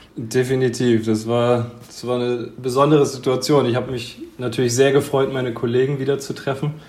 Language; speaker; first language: German; native; German